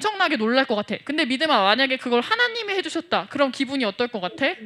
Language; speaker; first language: Korean; native; Korean